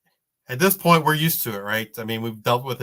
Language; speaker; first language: English; native; English